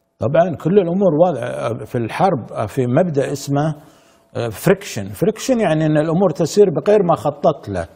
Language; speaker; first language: Arabic; native; Arabic